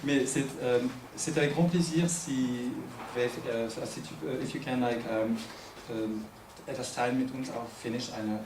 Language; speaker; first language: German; non-native, fluent; French